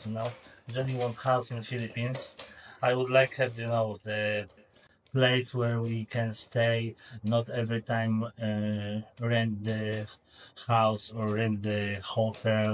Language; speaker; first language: English; non-native, learner; Polish